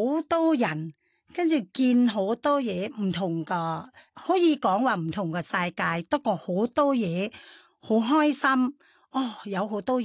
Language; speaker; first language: Cantonese; non-native, fluent; Thai